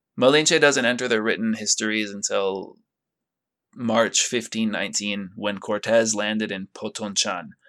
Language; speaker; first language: English; native; English